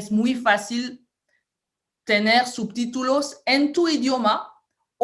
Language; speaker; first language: Spanish; non-native, fluent; French